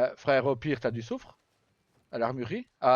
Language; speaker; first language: French; native; French